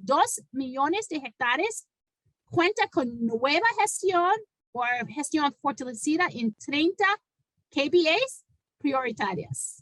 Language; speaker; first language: Spanish; non-native, fluent; English